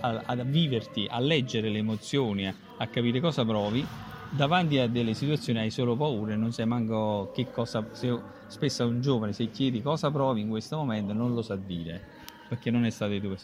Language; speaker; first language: Italian; native; Italian